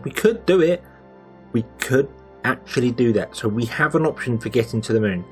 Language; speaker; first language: English; native; English